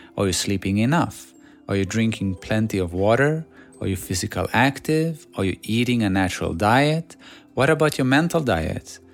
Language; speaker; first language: English; non-native, fluent; Swedish